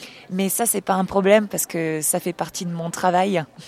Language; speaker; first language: French; native; French